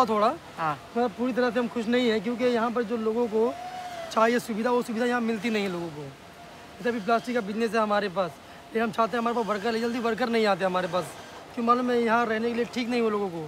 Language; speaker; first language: Hindi; native; Hindi